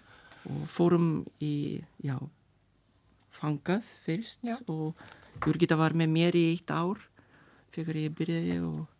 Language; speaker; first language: Icelandic; non-native, learner; Lithuanian